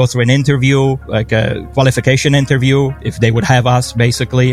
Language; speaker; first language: English; non-native, fluent; Polish